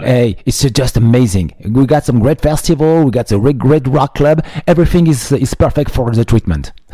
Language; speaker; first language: English; non-native, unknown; French